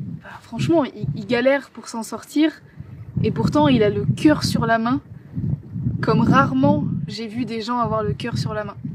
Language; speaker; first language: French; native; French